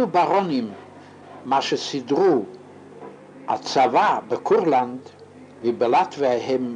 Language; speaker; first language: Hebrew; non-native, fluent; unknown